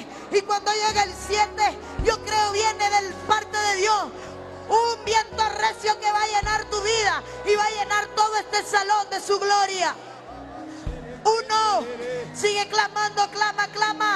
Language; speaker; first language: Spanish; native; Spanish